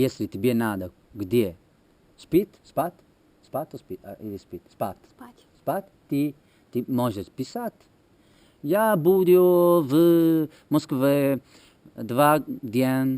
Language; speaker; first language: Russian; non-native, learner; Italian